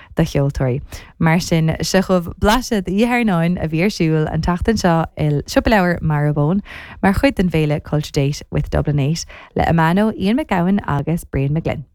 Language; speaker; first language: Irish; native; Irish